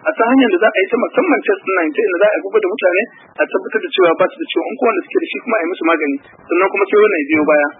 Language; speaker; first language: Hausa; native; Hausa